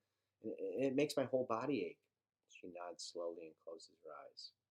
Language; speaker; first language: English; native; English